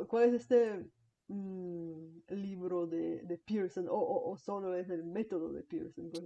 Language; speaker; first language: Spanish; non-native, fluent; Bulgarian